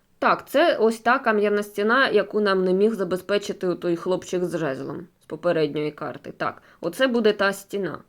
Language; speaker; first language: Ukrainian; non-native, local second language; Russian